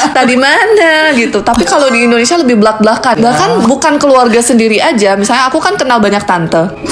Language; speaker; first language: Indonesian; early bilingual, other home language; Korean